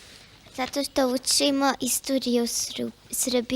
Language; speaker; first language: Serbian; early bilingual, heritage; Serbian